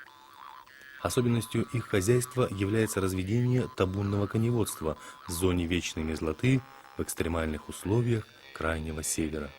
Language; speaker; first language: Russian; native; Russian